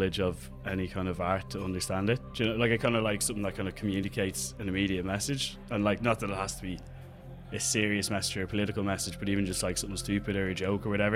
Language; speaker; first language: English; native; English